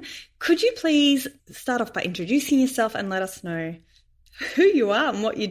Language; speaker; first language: English; native; English